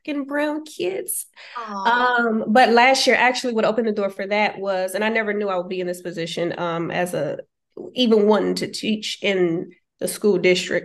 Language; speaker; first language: English; native; English